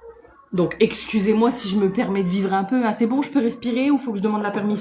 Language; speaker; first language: French; native; French